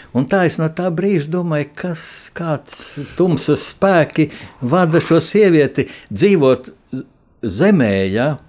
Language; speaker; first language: Latvian; native; Latvian